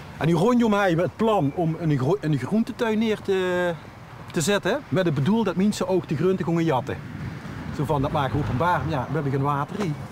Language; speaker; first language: Dutch; native; Dutch